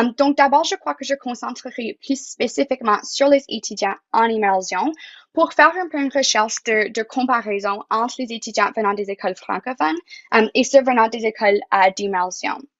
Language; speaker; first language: French; non-native, local second language; English